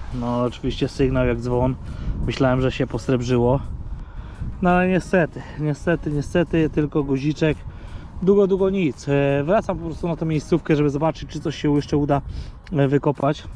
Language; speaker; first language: Polish; native; Polish